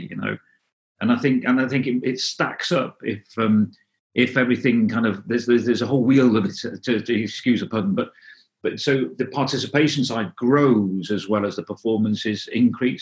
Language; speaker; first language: English; non-native, local second language; Welsh